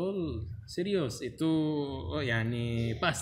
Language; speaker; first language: Indonesian; non-native, learner; Arabic